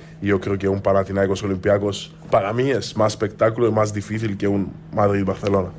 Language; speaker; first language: Spanish; non-native, learner; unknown